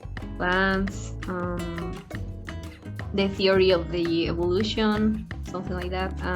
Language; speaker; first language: English; non-native, fluent; Spanish